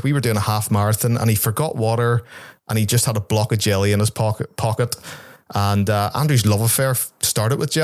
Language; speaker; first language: English; native; English